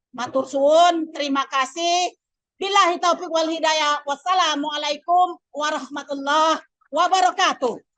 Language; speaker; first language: Indonesian; non-native, local second language; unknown